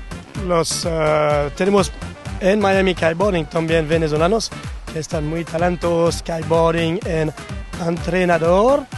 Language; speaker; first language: Spanish; non-native, learner; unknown